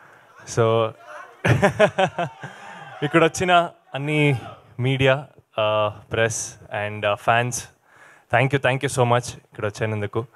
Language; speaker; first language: Telugu; non-native, learner; Kannada